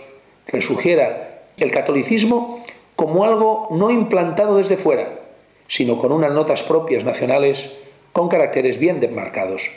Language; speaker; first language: Spanish; native; Spanish